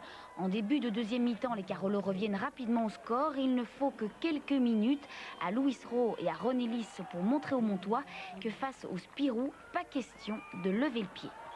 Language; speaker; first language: French; native; French